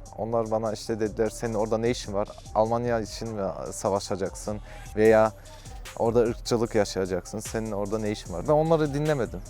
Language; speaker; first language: Turkish; early bilingual, heritage; Turkish